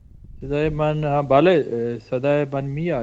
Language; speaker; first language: Persian; non-native, learner; Urdu